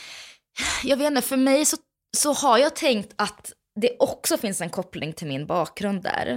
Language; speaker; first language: Swedish; native; Swedish